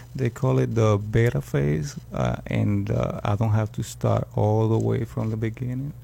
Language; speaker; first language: English; early bilingual, other home language; Spanish